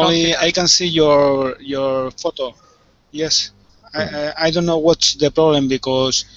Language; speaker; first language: English; non-native, learner; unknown